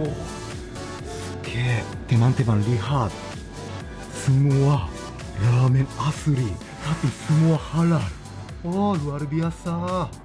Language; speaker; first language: Indonesian; non-native, learner; Japanese